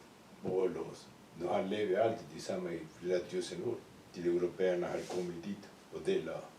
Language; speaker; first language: Swedish; non-native, learner; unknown